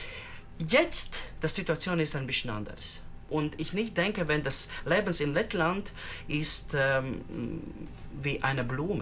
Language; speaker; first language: German; non-native, learner; Latvian